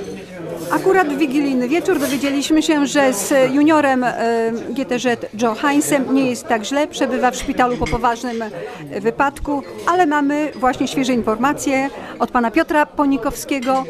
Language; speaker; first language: Polish; native; Polish